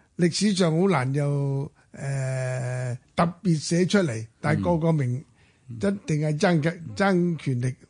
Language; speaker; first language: Cantonese; native; Cantonese